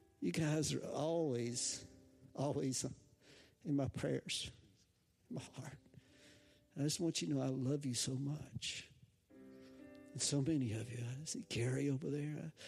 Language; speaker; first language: English; native; English